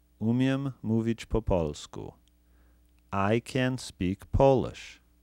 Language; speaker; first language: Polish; non-native, fluent; English